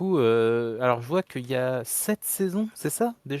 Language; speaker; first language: French; native; French